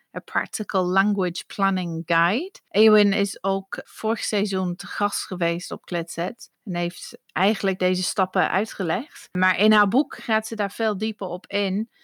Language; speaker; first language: Dutch; non-native, fluent; English